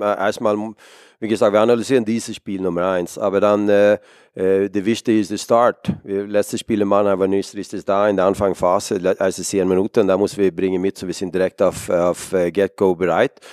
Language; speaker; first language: German; non-native, fluent; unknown